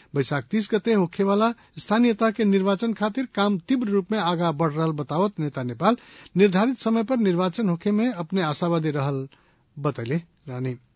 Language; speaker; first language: Bhojpuri; non-native, local second language; Nepali